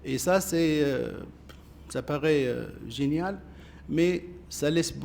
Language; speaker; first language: French; non-native, local second language; Arabic